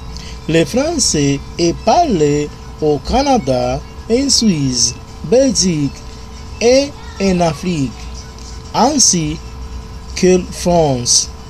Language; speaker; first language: French; non-native, learner; Spanish